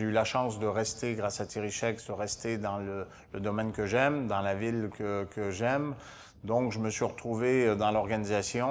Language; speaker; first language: French; native; French